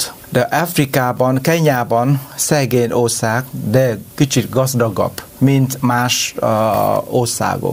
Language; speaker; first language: Hungarian; non-native, learner; Vietnamese